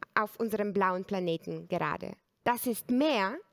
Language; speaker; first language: German; non-native, fluent; Bulgarian